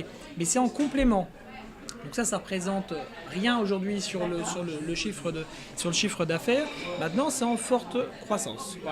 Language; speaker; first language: French; native; French